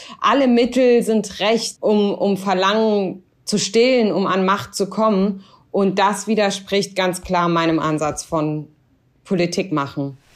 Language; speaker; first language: German; early bilingual, other home language; Arabic